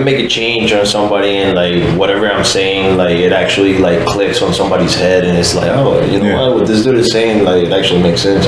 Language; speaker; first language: English; native; English